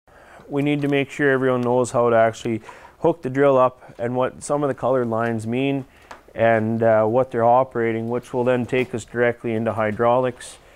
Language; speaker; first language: English; native; English